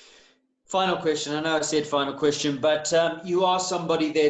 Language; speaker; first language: English; native; English